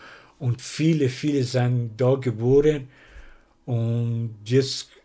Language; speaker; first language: German; non-native, learner; Persian